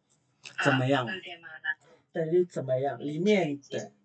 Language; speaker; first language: Chinese; non-native, fluent; Indonesian